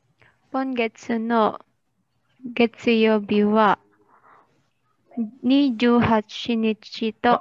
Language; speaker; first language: Japanese; non-native, learner; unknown